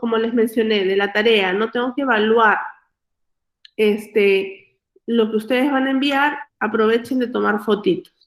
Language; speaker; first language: Spanish; native; Spanish